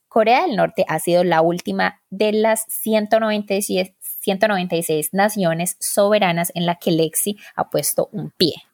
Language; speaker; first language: Spanish; native; Spanish